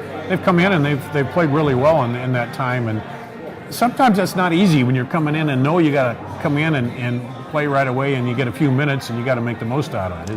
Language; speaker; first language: English; native; English